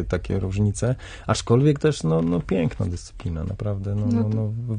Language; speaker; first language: Polish; native; Polish